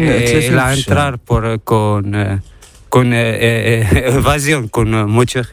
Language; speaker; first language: Spanish; non-native, learner; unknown